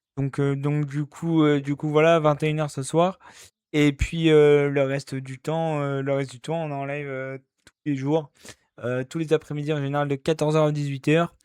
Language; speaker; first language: French; native; French